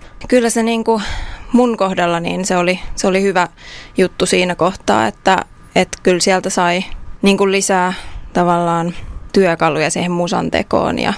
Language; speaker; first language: Finnish; native; Finnish